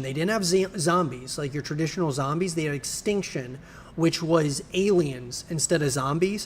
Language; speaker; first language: English; native; English